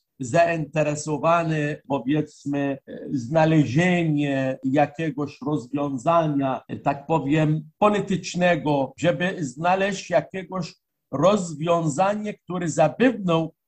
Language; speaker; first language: Polish; non-native, fluent; Arabic